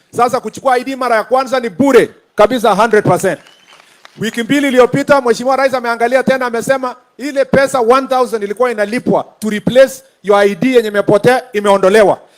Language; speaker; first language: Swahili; non-native, local second language; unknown